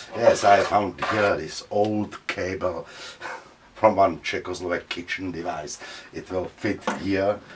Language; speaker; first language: English; non-native, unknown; Czech